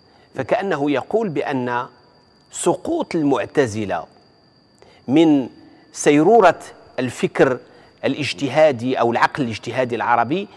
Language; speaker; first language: Arabic; native; Arabic